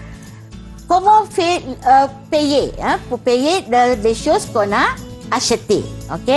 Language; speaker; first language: French; non-native, fluent; Malay